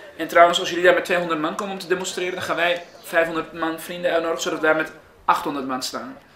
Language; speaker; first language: Dutch; early bilingual, other home language; Persian